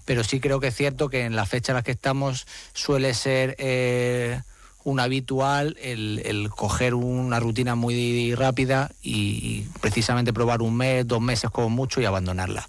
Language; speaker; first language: Spanish; native; Spanish